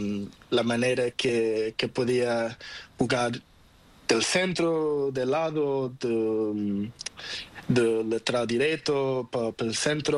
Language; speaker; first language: Spanish; non-native, learner; Portuguese